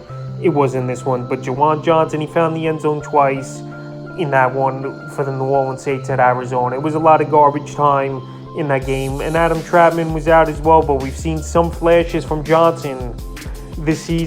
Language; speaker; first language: English; native; English